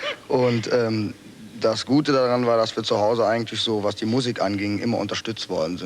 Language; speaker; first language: German; native; German